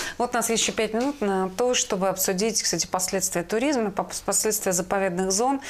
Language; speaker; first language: Russian; native; Russian